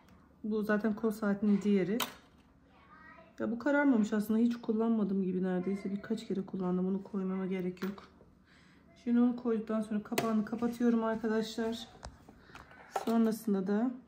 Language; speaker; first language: Turkish; native; Turkish